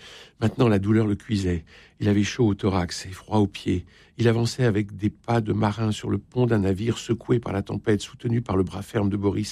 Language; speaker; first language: French; native; French